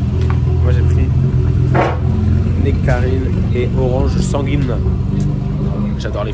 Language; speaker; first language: French; native; French